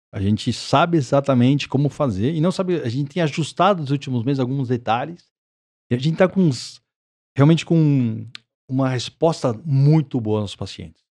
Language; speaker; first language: Portuguese; early bilingual, other home language; Spanish